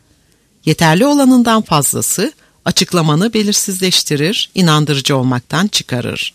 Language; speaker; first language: Turkish; native; Turkish